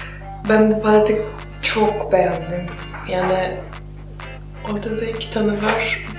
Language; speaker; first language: Turkish; non-native, fluent; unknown